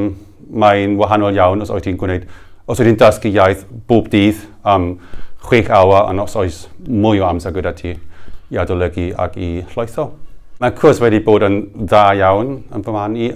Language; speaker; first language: Welsh; non-native, learner; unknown